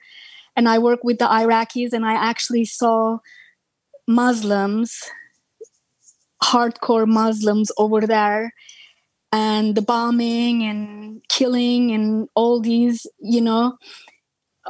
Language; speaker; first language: English; non-native, fluent; Turkish